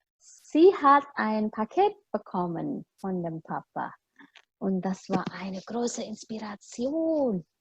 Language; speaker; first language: German; non-native, fluent; Indonesian